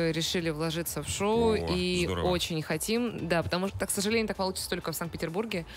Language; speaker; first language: Russian; native; Russian